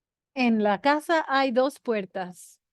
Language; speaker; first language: Spanish; non-native, fluent; English